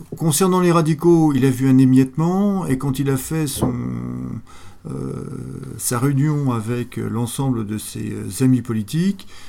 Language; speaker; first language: French; native; French